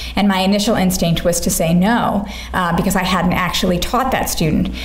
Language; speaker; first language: English; native; English